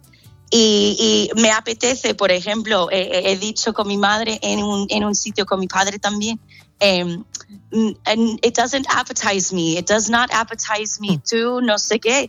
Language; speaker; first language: Spanish; non-native, fluent; English